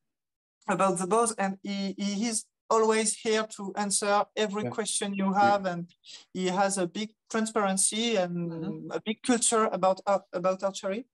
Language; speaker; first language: English; non-native, fluent; French